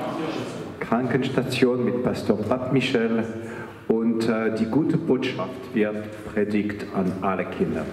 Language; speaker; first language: German; non-native, fluent; French